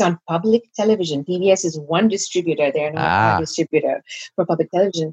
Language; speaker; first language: English; non-native, local second language; Gujarati